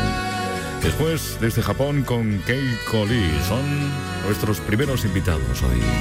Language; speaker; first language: Spanish; native; Spanish